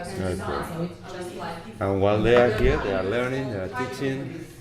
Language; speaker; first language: English; non-native, learner; Basque